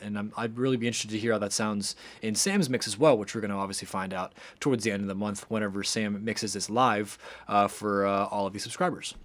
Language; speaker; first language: English; native; English